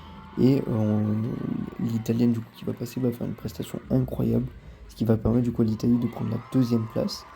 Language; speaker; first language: French; native; French